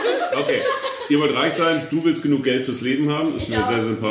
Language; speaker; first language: German; native; German